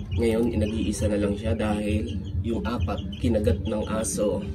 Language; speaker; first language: Filipino; non-native, local second language; Bikol